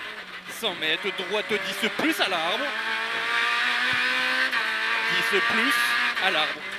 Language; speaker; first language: French; native; French